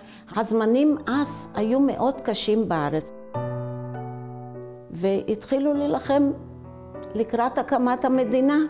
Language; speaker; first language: Hebrew; early bilingual, other home language; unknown